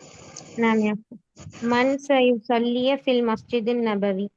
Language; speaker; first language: Arabic; non-native, learner; Tamil